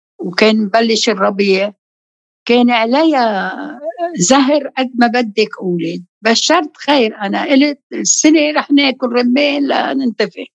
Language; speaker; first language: Arabic; native; Arabic